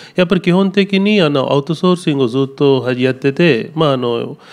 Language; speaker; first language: Japanese; non-native, fluent; Telugu